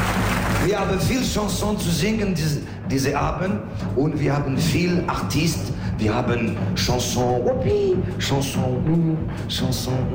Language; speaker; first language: German; non-native, learner; French